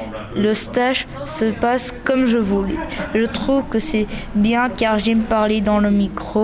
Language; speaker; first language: French; early bilingual, other home language; Polish